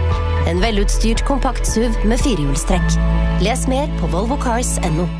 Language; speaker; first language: Norwegian; native; Norwegian